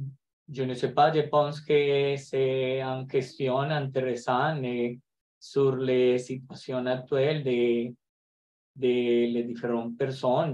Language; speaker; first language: French; non-native, learner; Spanish